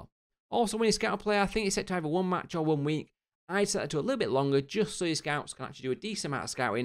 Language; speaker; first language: English; native; English